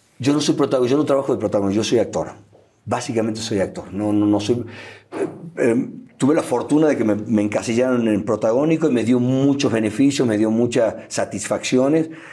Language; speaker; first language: Spanish; native; Spanish